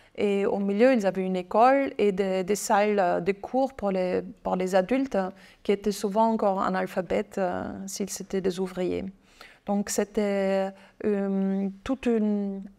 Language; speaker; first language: French; non-native, fluent; German